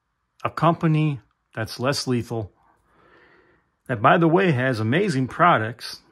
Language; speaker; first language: English; native; English